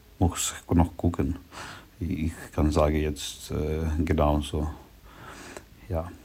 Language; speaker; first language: German; non-native, learner; Ukrainian